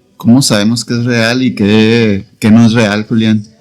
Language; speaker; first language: Spanish; native; Spanish